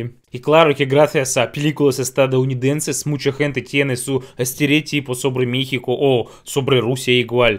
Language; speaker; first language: Spanish; non-native, fluent; Russian